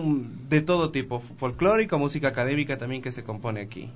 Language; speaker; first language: Spanish; native; Spanish